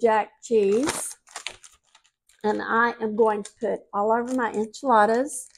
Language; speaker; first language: English; native; English